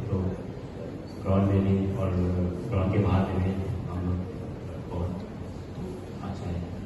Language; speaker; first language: Hindi; non-native, local second language; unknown